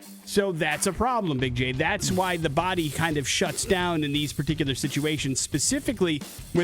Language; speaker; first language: English; native; English